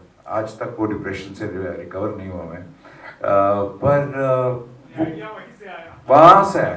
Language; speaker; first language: Hindi; non-native, local second language; Tamil